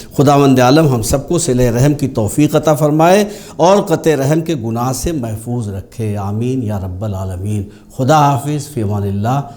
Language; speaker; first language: Urdu; native; Urdu